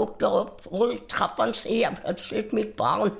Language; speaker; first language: Swedish; non-native, fluent; German